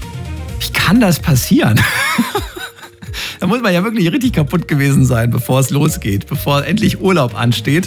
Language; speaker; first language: German; native; German